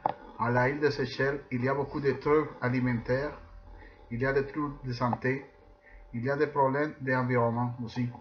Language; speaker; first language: French; non-native, fluent; Spanish